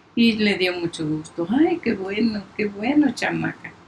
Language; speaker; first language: Spanish; native; Spanish